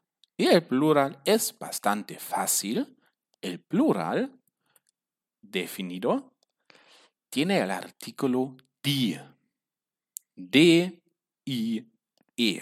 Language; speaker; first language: Spanish; non-native, fluent; German